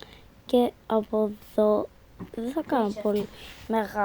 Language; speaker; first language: Greek; native; Greek